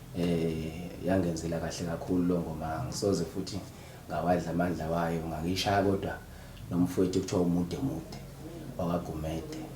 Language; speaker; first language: Zulu; native; Zulu